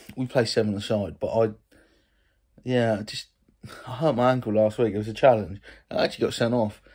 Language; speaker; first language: English; native; English